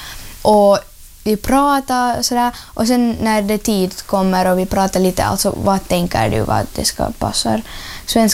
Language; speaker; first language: Swedish; early bilingual, other home language; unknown